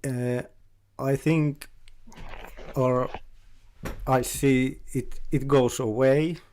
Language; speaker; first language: English; non-native, fluent; Finnish